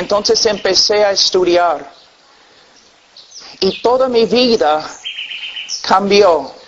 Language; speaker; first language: Spanish; non-native, fluent; English